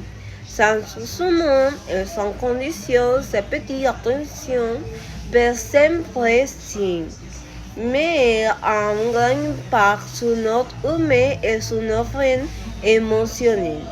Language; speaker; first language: French; non-native, learner; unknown